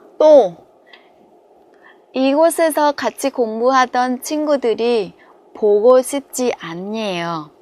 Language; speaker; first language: Korean; non-native, fluent; Vietnamese